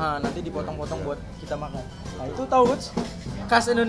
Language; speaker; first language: Indonesian; native; Indonesian